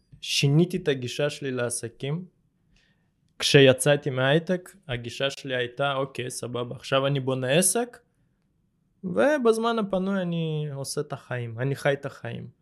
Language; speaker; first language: Hebrew; early bilingual, other home language; Russian